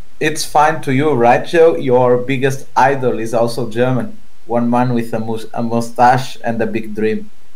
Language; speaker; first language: English; non-native, fluent; Spanish